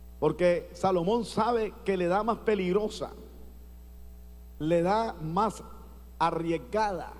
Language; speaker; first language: Spanish; native; Spanish